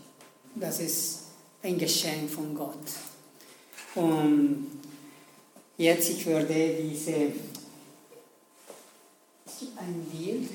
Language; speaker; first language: German; non-native, learner; Spanish